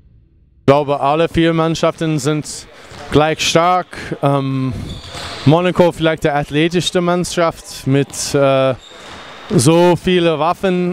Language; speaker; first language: German; non-native, fluent; English